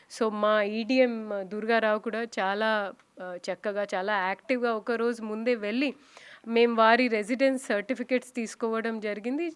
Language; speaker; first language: Telugu; non-native, fluent; Hindi